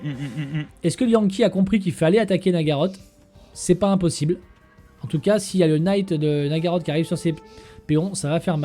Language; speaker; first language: French; native; French